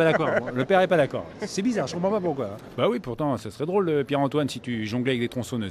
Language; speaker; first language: French; native; French